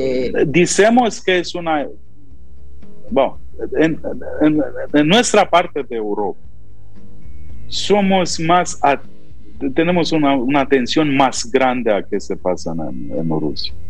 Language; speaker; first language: Spanish; non-native, fluent; Romanian